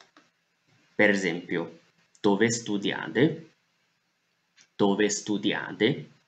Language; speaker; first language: Italian; non-native, fluent; Chinese